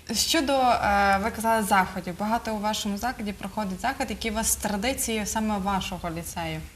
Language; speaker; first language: Ukrainian; native; Ukrainian